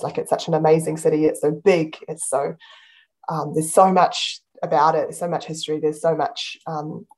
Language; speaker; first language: English; native; English